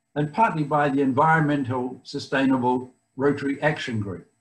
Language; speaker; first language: English; native; English